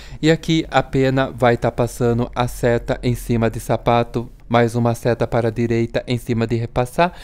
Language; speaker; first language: Portuguese; native; Portuguese